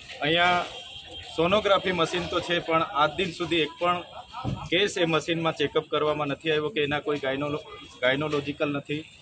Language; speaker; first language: Gujarati; non-native, local second language; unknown